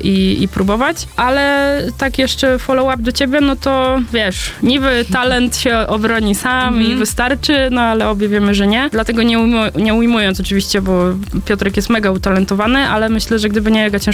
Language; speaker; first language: Polish; native; Polish